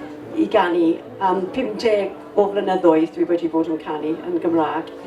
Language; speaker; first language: Welsh; non-native, local second language; English